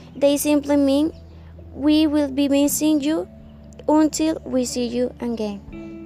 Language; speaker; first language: English; non-native, fluent; Spanish